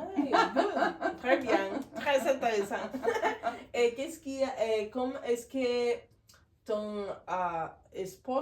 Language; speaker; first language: French; non-native, learner; Spanish